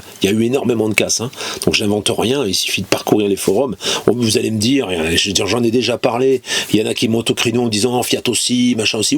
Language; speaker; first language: French; native; French